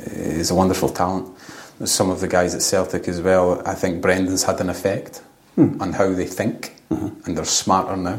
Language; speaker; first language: English; native; English